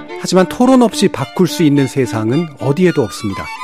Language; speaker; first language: Korean; native; Korean